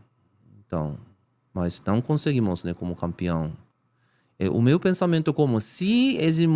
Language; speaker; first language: Portuguese; non-native, learner; Japanese